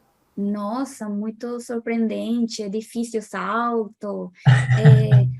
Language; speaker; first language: Portuguese; non-native, fluent; Spanish